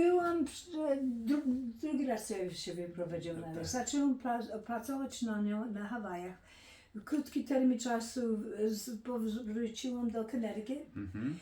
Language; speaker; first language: Polish; early bilingual, heritage; Polish